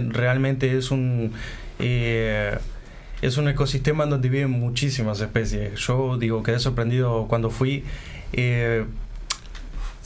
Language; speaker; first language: Spanish; native; Spanish